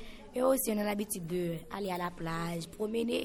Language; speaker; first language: French; non-native, local second language; Haitian Creole